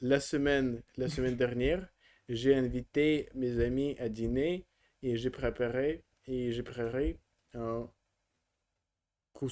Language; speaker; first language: French; non-native, learner; Russian